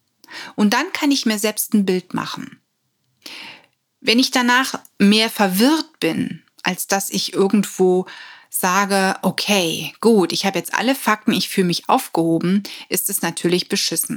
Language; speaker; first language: German; native; German